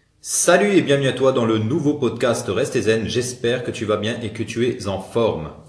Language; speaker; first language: French; native; French